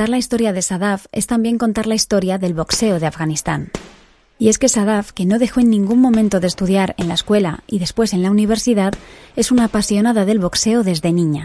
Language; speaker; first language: Spanish; native; Spanish